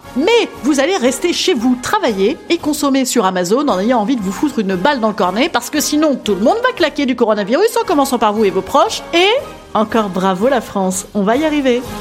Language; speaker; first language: French; native; French